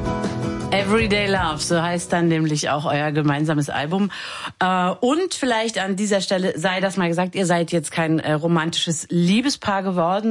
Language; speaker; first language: German; native; German